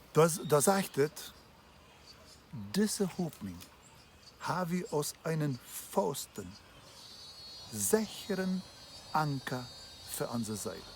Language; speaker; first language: German; non-native, learner; Plautdietsch